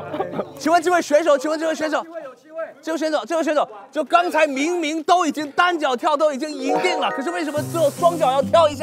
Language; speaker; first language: Chinese; native; Chinese